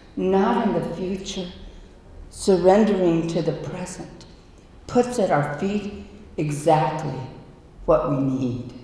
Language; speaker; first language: English; native; English